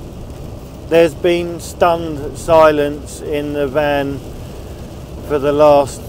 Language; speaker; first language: English; native; English